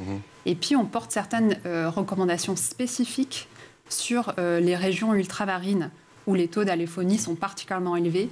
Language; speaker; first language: French; native; French